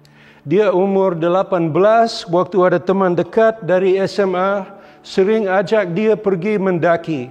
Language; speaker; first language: Indonesian; non-native, local second language; English